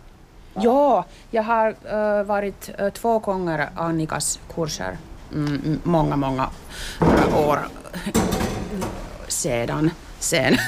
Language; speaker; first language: Swedish; non-native, learner; Finnish